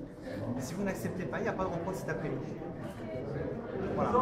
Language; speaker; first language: French; native; French